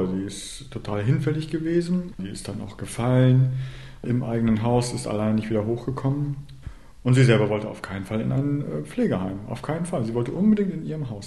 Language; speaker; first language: German; native; German